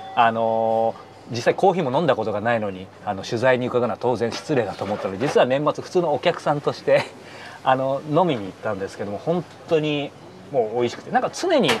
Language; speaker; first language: Japanese; native; Japanese